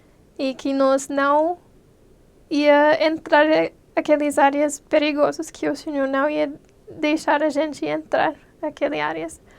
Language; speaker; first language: Portuguese; non-native, fluent; English